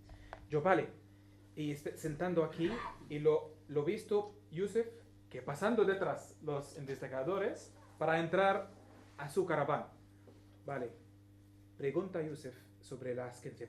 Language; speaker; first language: Spanish; non-native, learner; Arabic